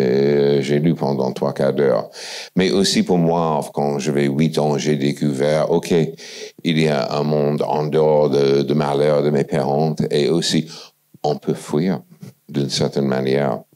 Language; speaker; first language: French; non-native, fluent; English